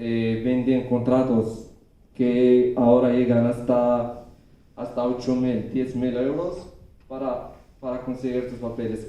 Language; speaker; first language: Spanish; non-native, learner; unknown